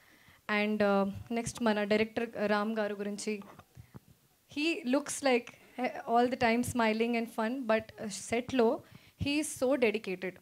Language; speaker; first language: Telugu; early bilingual, heritage; Telugu